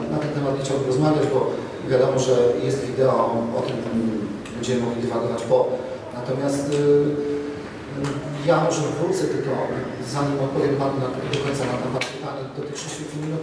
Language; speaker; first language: Polish; native; Polish